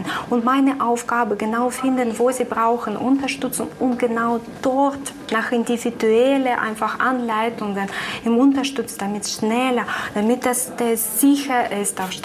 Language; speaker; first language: German; non-native, fluent; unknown